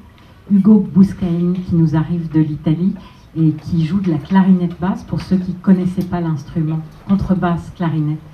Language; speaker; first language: French; native; French